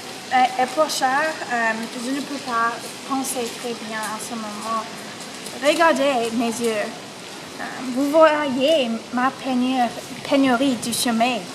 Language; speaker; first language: French; non-native, learner; English